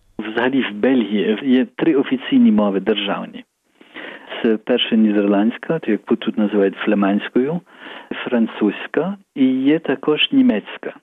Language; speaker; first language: Ukrainian; early bilingual, heritage; Ukrainian